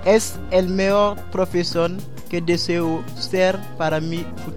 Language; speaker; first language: Spanish; non-native, learner; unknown